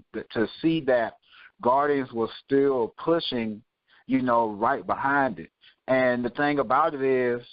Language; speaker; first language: English; native; English